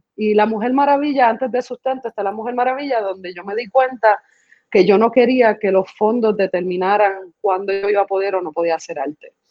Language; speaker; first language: Spanish; early bilingual, other home language; English